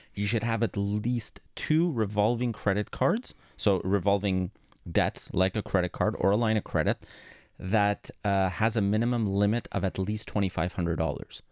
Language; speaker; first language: English; non-native, fluent; Greek